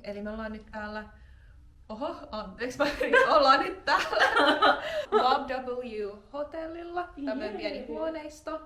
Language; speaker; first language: Finnish; native; Finnish